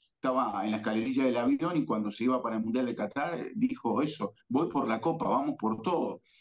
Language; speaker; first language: Spanish; native; Spanish